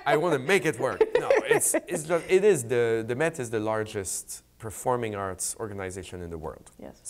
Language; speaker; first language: English; native; English